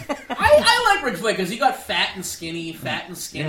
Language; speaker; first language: English; early bilingual, other home language; Greek